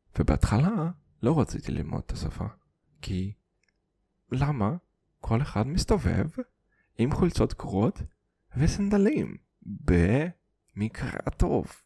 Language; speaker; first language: Hebrew; non-native, fluent; Russian